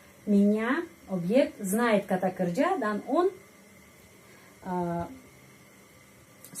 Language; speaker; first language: Indonesian; non-native, fluent; Russian